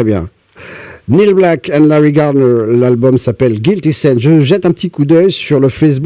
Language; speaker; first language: French; native; French